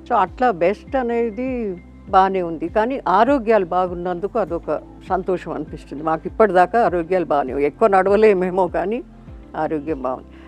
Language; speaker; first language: Telugu; native; Telugu